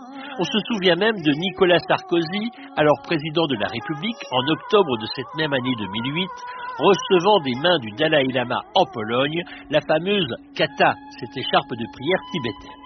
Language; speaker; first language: French; native; French